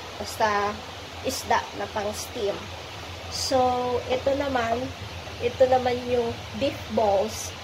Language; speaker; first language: English; non-native, local second language; Filipino